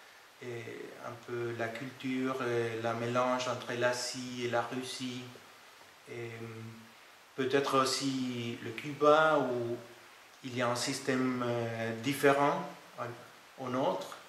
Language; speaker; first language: French; non-native, fluent; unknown